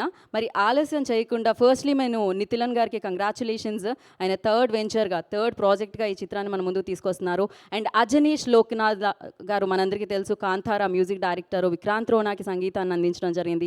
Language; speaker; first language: Telugu; native; Telugu